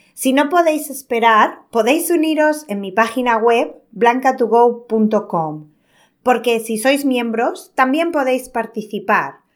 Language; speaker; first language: Spanish; native; Spanish